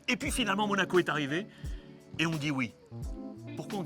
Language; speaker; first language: French; native; French